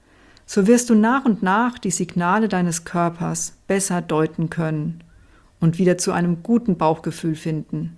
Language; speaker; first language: German; native; German